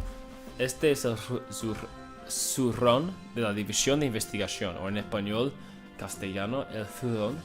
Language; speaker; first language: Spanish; non-native, fluent; English